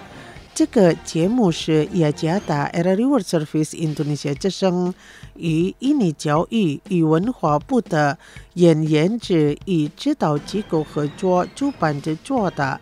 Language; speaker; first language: Chinese; non-native, fluent; Indonesian